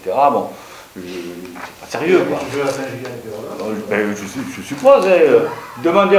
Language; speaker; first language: French; native; French